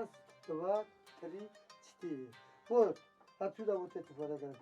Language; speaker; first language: Russian; non-native, learner; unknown